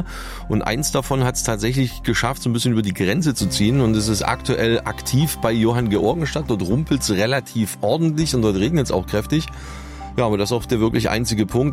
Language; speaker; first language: German; native; German